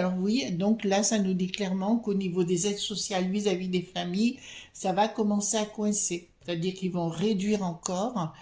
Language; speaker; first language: French; native; French